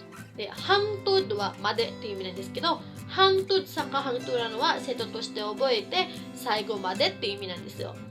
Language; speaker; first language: Japanese; non-native, fluent; Cebuano